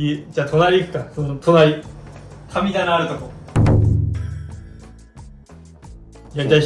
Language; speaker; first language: Japanese; native; Japanese